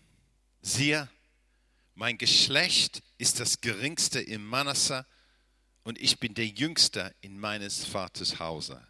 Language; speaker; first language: German; non-native, fluent; English